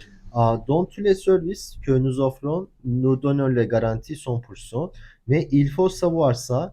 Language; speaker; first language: French; non-native, learner; Turkish